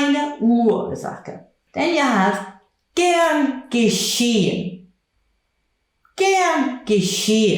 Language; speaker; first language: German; non-native, fluent; English